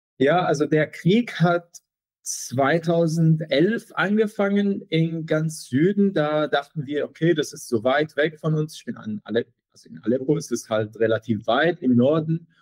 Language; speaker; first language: German; non-native, fluent; Arabic